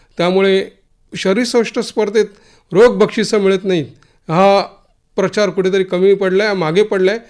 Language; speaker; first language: Marathi; native; Marathi